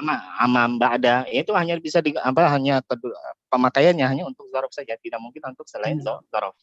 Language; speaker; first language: Indonesian; native; Indonesian